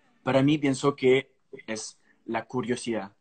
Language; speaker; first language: Spanish; non-native, fluent; French